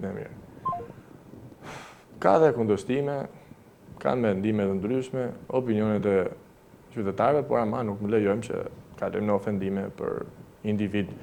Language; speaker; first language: Albanian; native; Albanian